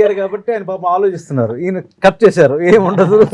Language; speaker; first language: Telugu; native; Telugu